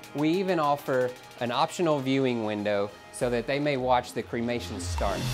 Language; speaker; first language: English; native; English